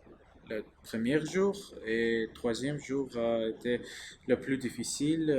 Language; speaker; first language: French; non-native, learner; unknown